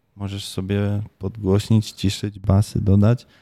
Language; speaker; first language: Polish; native; Polish